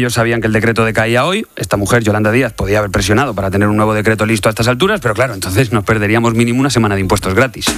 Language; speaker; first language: Spanish; native; Spanish